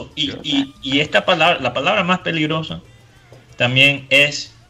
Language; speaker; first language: Spanish; early bilingual, heritage; Spanish